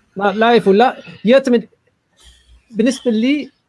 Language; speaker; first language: Arabic; non-native, learner; English